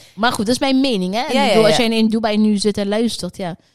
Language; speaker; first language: Dutch; early bilingual, other home language; Arabic